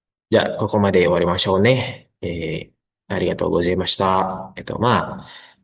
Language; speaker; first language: Japanese; non-native, learner; Indonesian